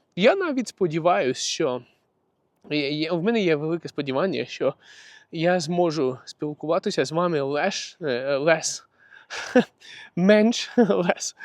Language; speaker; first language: Ukrainian; non-native, local second language; Russian